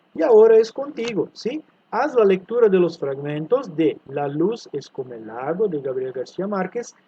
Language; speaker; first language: Spanish; non-native, fluent; Portuguese